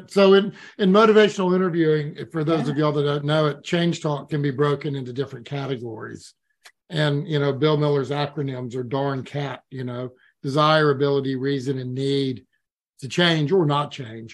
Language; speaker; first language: English; native; English